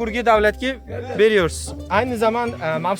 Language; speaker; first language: Turkish; non-native, learner; Uzbek